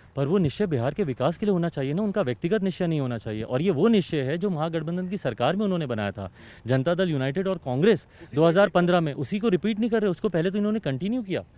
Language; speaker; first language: Hindi; native; Hindi